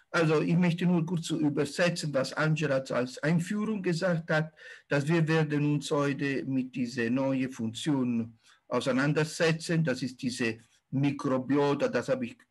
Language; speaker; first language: German; non-native, fluent; Italian